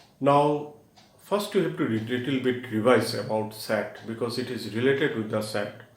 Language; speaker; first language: English; non-native, local second language; Bangla